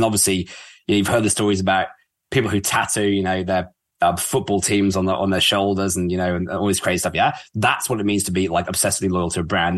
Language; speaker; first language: English; native; English